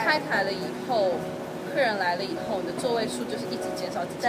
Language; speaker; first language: Chinese; native; Chinese